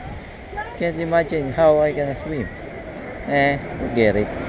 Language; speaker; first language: English; non-native, local second language; Filipino